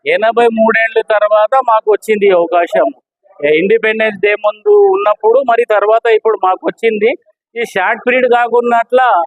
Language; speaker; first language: Telugu; non-native, local second language; Urdu